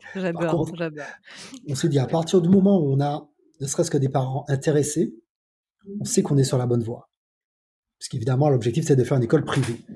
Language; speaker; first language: French; native; French